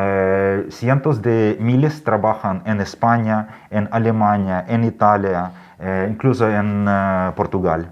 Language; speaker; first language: Spanish; non-native, fluent; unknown